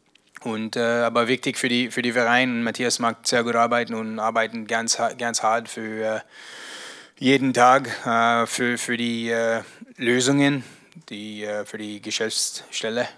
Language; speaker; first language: German; non-native, learner; English